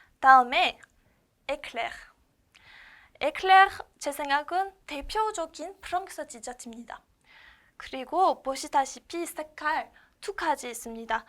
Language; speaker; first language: Korean; non-native, learner; French